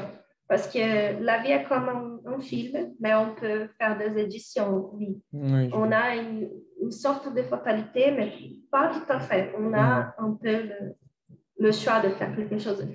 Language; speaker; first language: French; non-native, fluent; Portuguese